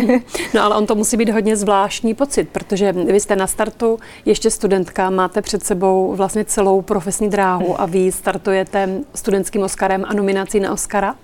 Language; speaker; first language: Czech; native; Czech